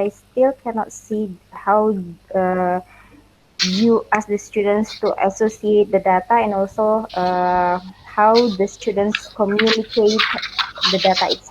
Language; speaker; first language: English; non-native, fluent; Indonesian